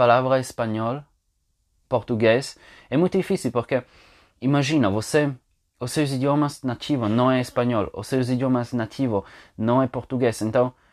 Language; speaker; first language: Portuguese; non-native, fluent; Italian